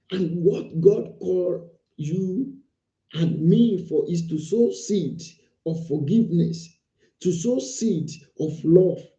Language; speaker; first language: English; non-native, local second language; Yoruba